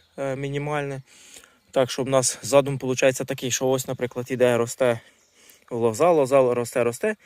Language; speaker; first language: Ukrainian; non-native, local second language; Russian